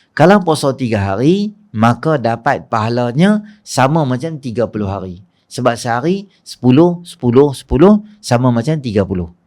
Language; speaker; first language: Malay; native; Malay